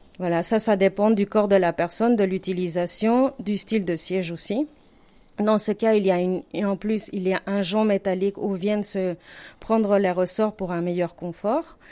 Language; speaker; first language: French; non-native, fluent; Spanish